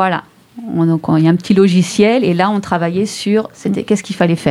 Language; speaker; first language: French; native; French